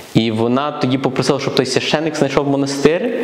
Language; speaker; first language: Ukrainian; early bilingual, heritage; Ukrainian